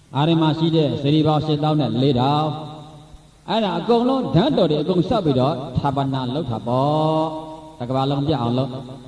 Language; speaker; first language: Burmese; native; Burmese